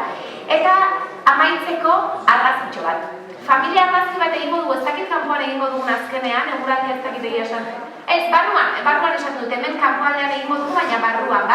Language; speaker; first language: Basque; native; Basque